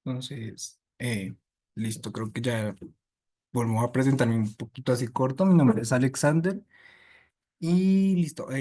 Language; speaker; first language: Spanish; native; Spanish